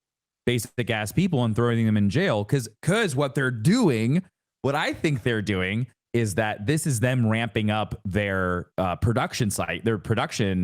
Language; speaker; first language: English; native; English